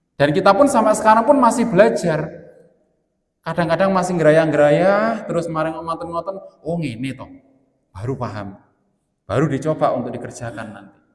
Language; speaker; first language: Indonesian; non-native, local second language; Javanese